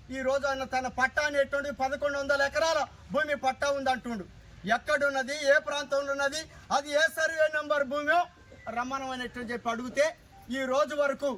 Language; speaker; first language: Telugu; native; Telugu